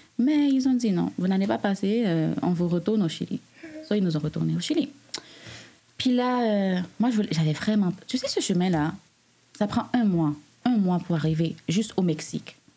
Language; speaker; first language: French; non-native, local second language; Haitian Creole